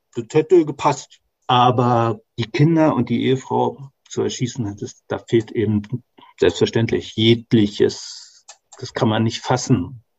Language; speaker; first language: German; native; German